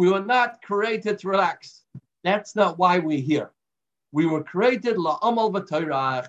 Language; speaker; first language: English; native; English